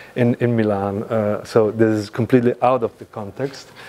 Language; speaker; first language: English; non-native, fluent; Italian